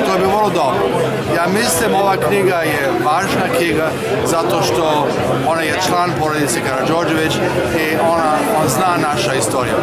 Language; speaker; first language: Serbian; early bilingual, heritage; English